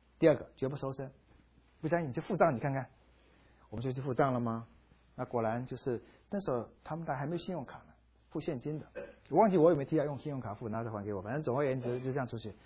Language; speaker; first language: Chinese; native; Chinese